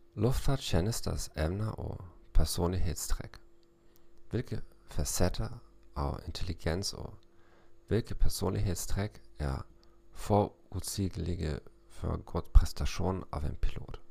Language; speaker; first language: Norwegian; non-native, learner; German